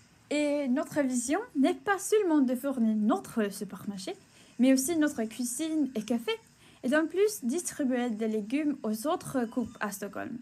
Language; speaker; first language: French; non-native, learner; Swedish